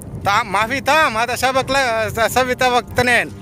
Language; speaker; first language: Arabic; non-native, learner; Telugu